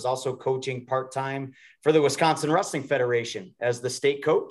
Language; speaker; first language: English; native; English